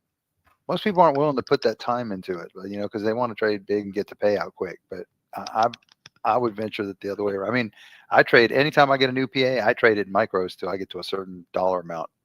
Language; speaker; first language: English; native; English